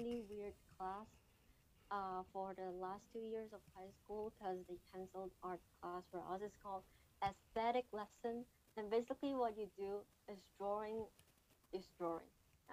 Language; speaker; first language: English; non-native, local second language; Cantonese